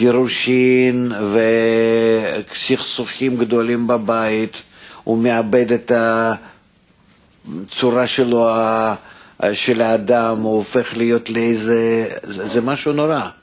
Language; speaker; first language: Hebrew; non-native, fluent; Russian